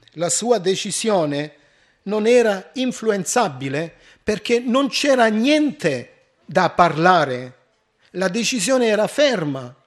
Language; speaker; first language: Italian; early bilingual, heritage; Italian